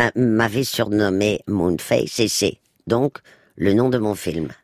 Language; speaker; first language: French; early bilingual, other home language; Spanish